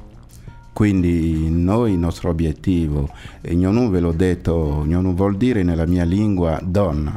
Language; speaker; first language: Italian; non-native, fluent; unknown